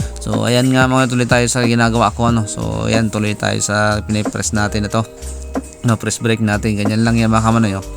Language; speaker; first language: Filipino; native; Filipino